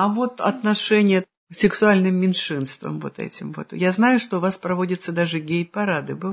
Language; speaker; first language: Russian; native; Russian